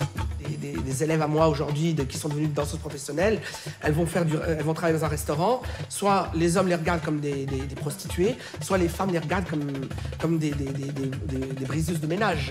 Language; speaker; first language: French; non-native, local second language; Arabic